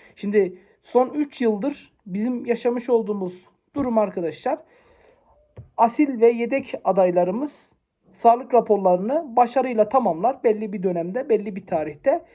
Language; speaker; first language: Turkish; native; Turkish